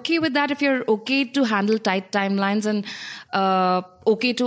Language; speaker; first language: English; non-native, local second language; Telugu